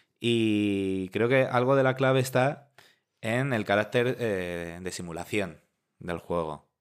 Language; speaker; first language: Spanish; native; Spanish